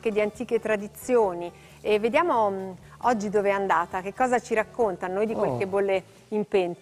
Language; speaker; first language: Italian; native; Italian